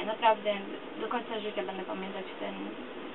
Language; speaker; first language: Polish; early bilingual, other home language; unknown